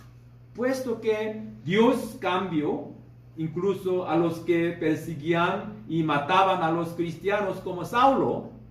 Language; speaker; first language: Spanish; non-native, fluent; Korean